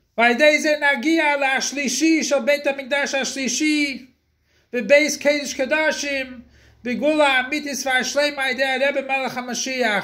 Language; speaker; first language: Hebrew; non-native, fluent; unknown